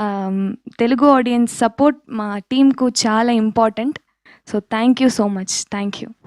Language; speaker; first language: Telugu; early bilingual, heritage; Tamil